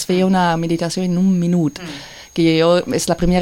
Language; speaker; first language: Catalan; non-native, fluent; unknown